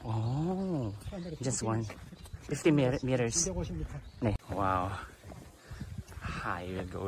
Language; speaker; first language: English; non-native, local second language; Korean